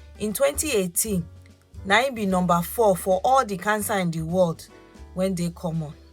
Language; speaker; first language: Nigerian Pidgin; non-native, local second language; Yoruba